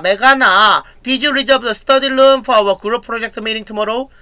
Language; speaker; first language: English; non-native, fluent; Korean